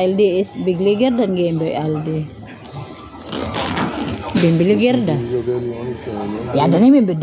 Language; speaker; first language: German; non-native, learner; Cebuano